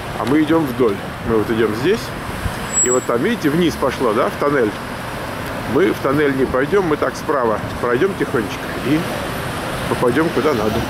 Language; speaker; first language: Russian; native; Russian